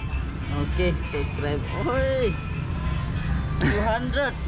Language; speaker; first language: English; non-native, learner; Indonesian